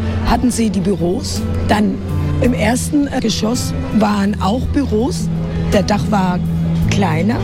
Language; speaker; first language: German; non-native, fluent; Spanish